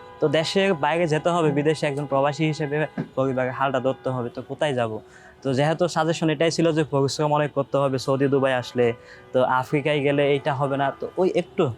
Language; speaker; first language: Bangla; native; Bangla